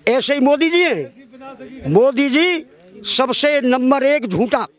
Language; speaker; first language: Hindi; native; Hindi